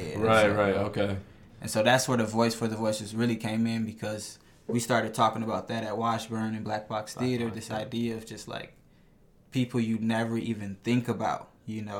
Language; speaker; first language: English; native; English